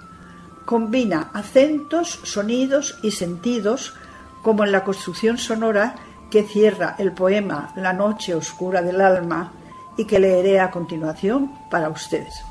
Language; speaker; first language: Spanish; native; Spanish